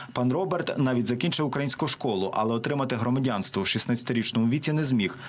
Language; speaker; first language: Ukrainian; native; Ukrainian